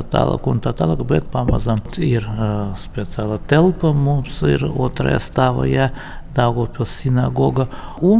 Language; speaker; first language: Latvian; non-native, local second language; Russian